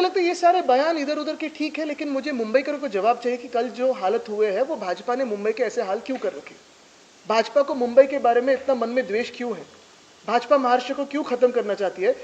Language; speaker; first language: Hindi; non-native, local second language; Marathi